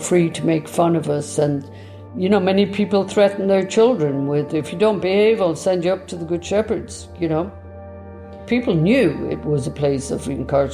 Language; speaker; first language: English; native; English